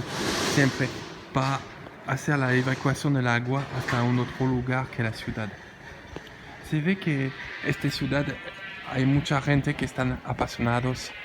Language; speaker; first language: Spanish; non-native, learner; French